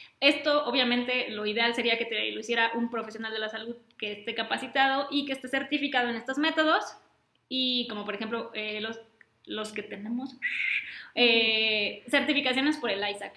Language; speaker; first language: Spanish; native; Spanish